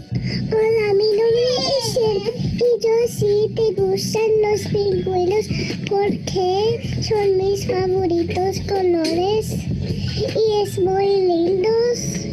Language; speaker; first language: Spanish; non-native, learner; English